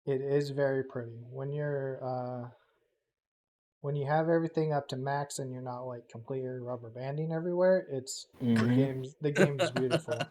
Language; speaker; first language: English; native; English